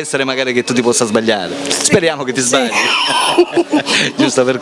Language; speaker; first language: Italian; native; Italian